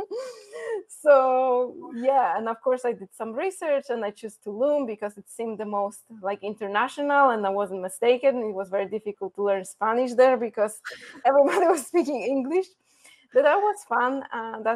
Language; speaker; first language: English; non-native, fluent; Polish